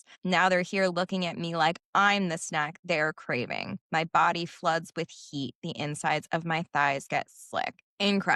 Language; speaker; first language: English; native; English